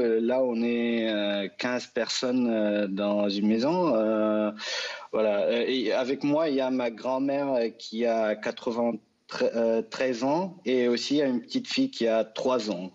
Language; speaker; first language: French; non-native, fluent; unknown